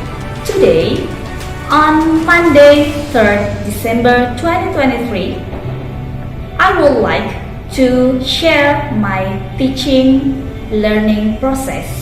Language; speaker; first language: English; non-native, learner; Indonesian